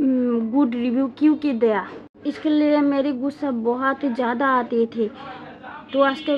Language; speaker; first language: Hindi; non-native, learner; Bangla